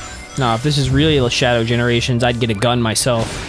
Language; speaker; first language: English; native; English